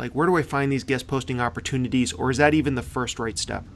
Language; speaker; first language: English; native; English